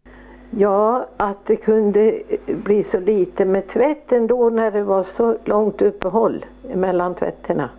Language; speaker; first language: Swedish; native; Swedish